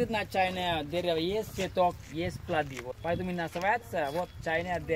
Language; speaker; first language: Russian; non-native, learner; Sinhala